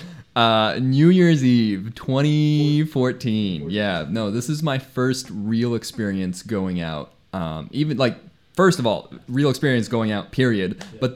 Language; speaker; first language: English; non-native, local second language; Spanish